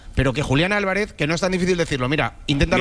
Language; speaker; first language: Spanish; native; Spanish